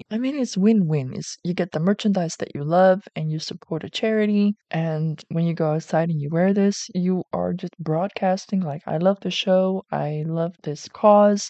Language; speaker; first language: English; non-native, fluent; Dutch